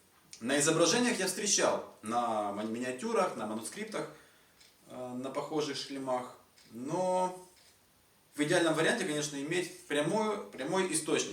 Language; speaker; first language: Russian; native; Russian